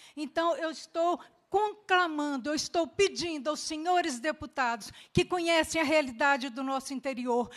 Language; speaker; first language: Portuguese; native; Portuguese